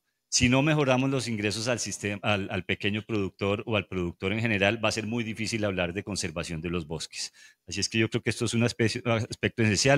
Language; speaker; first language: Spanish; native; Spanish